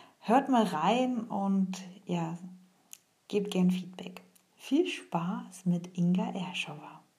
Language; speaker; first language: German; native; German